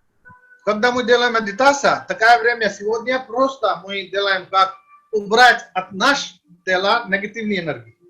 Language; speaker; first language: Russian; non-native, learner; Hindi